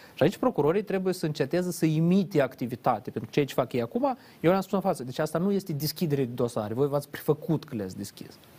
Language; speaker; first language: Romanian; native; Romanian